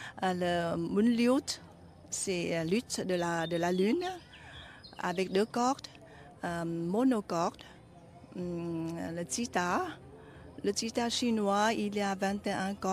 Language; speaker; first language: French; non-native, fluent; Vietnamese